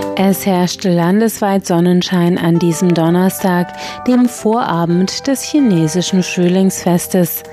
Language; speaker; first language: German; native; German